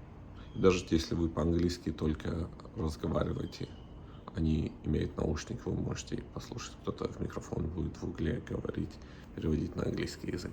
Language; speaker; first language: Russian; early bilingual, heritage; Russian